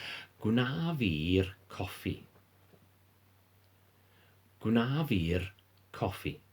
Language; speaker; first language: Welsh; non-native, fluent; English